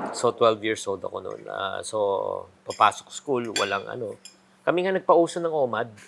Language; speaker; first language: Filipino; native; Filipino